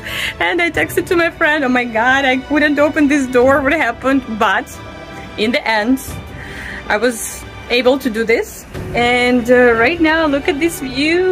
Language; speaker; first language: English; non-native, fluent; Russian